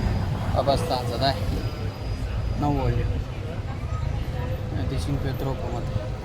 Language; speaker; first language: Italian; non-native, learner; Telugu